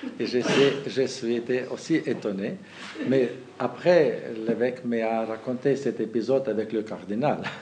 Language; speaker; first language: French; non-native, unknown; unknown